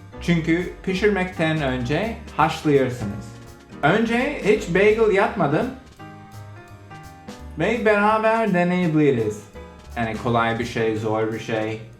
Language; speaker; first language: Turkish; non-native, learner; English